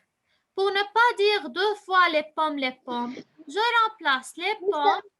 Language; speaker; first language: French; non-native, local second language; Arabic